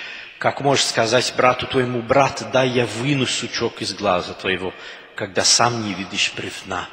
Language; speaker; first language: Russian; non-native, fluent; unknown